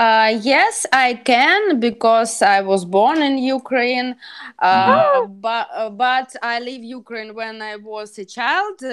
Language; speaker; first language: English; non-native, learner; Russian